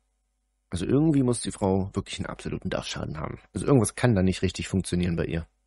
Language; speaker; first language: German; native; German